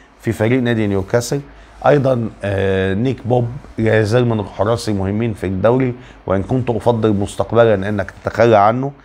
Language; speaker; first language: Arabic; native; Arabic